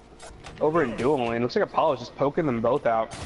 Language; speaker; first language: English; native; English